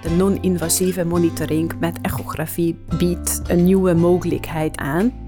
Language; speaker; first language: Dutch; non-native, fluent; Hungarian